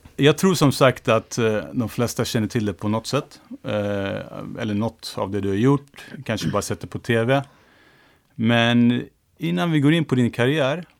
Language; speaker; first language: Swedish; early bilingual, other home language; Turoyo